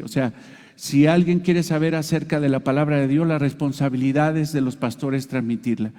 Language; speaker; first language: Spanish; native; Spanish